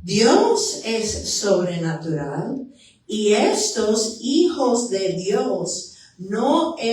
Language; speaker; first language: Spanish; non-native, fluent; English